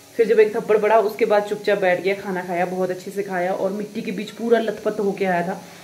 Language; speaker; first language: Hindi; non-native, local second language; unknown